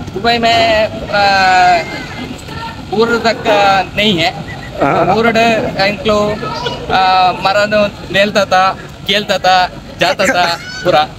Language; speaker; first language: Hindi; non-native, learner; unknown